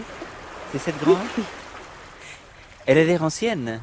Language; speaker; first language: French; native; French